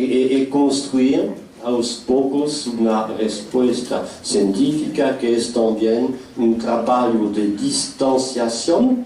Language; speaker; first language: Portuguese; non-native, fluent; French